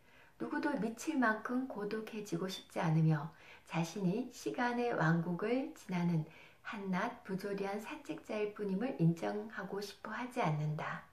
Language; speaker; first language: Korean; native; Korean